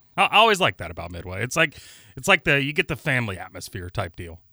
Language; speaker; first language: English; native; English